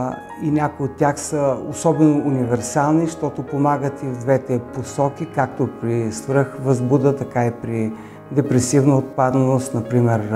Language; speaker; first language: Bulgarian; native; Bulgarian